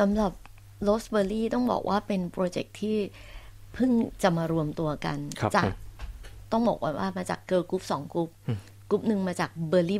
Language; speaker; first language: Thai; native; Thai